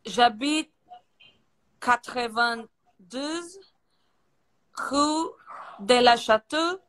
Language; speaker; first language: French; non-native, learner; Portuguese